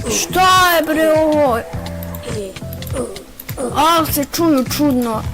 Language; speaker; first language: Bosnian; native; Bosnian